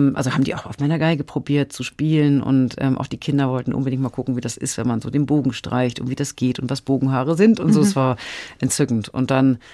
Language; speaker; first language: German; native; German